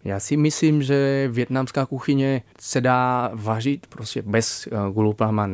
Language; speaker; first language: Czech; non-native, fluent; Vietnamese